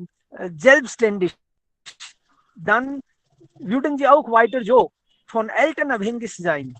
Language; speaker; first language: German; non-native, fluent; Hindi